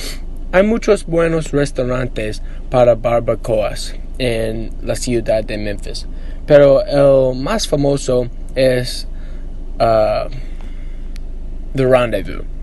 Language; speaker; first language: Spanish; non-native, learner; English